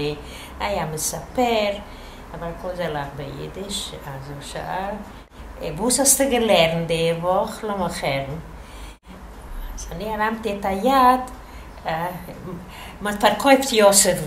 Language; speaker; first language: Hebrew; non-native, fluent; Yiddish